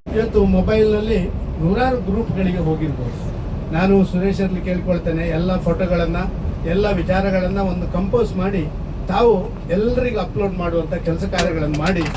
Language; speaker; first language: Kannada; native; Kannada